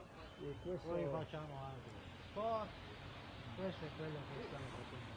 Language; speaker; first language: Italian; non-native, learner; Slovenian